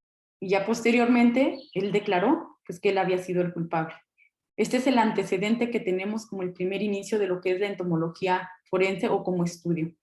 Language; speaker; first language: Spanish; native; Spanish